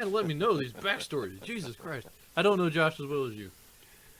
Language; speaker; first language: English; native; English